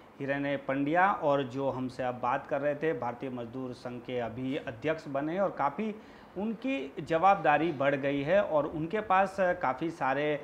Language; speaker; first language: Hindi; non-native, local second language; Gujarati